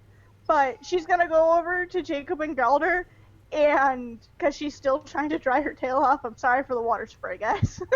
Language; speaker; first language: English; native; English